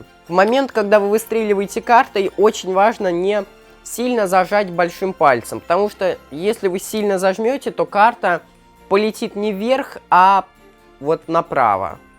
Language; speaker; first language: Russian; native; Russian